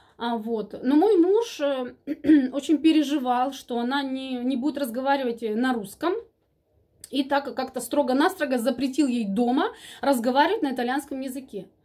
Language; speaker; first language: Russian; native; Russian